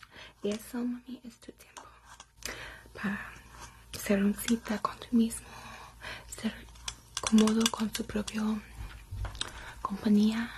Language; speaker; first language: Spanish; non-native, learner; English